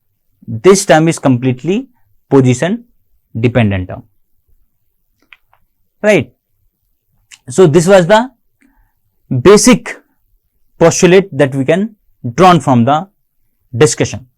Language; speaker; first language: English; non-native, local second language; Hindi